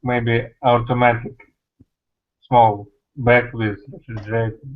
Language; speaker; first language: English; non-native, learner; Russian